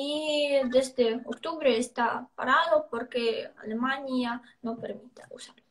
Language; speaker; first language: Spanish; non-native, fluent; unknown